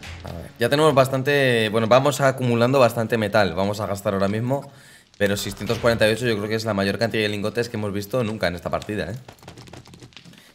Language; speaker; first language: Spanish; native; Spanish